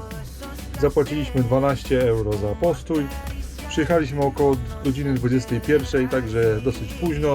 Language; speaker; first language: Polish; native; Polish